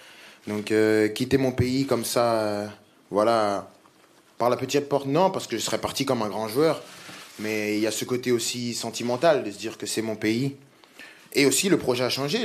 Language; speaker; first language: French; native; French